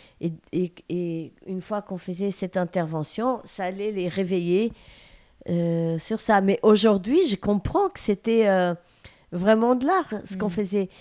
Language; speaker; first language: French; non-native, fluent; Portuguese